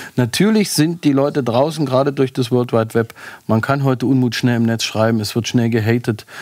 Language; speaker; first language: German; native; German